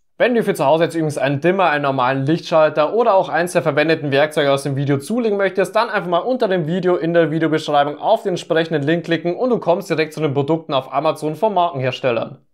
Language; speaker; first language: German; native; German